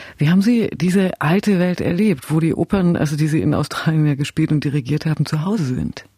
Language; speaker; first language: German; native; German